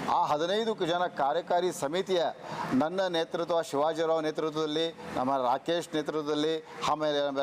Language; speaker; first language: Kannada; non-native, local second language; Marathi